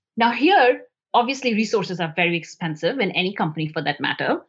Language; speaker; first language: English; non-native, local second language; Hindi